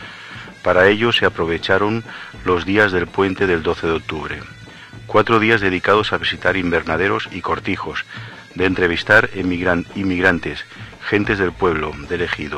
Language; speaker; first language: Spanish; native; Spanish